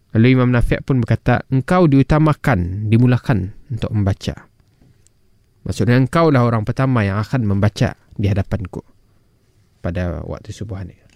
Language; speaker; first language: Malay; native; Malay